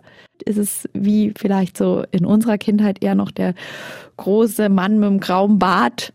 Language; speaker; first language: German; native; German